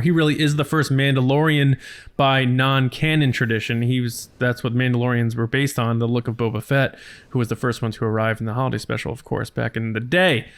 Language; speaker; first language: English; native; English